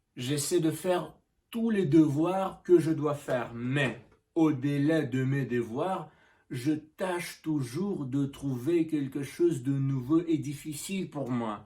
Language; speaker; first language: French; non-native, learner; Russian